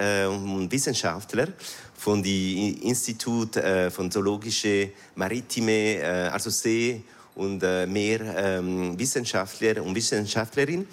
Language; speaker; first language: German; non-native, fluent; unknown